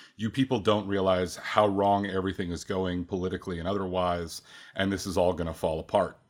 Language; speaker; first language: English; native; English